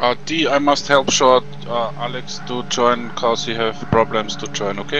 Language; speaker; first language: English; non-native, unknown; German